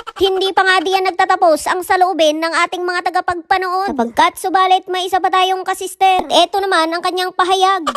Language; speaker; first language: Filipino; non-native, local second language; Cebuano